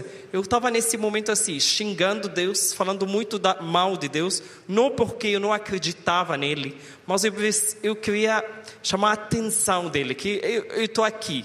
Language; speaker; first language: Portuguese; non-native, learner; Arabic